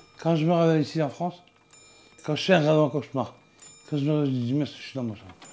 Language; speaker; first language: French; non-native, local second language; Arabic